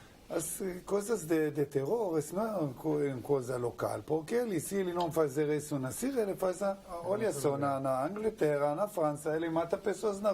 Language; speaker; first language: Portuguese; non-native, learner; Hebrew